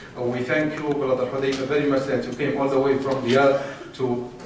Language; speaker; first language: English; non-native, fluent; Arabic